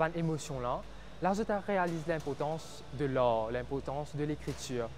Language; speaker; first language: French; non-native, local second language; Morisyen